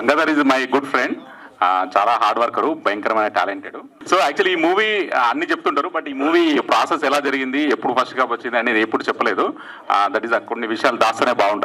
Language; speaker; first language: Telugu; native; Telugu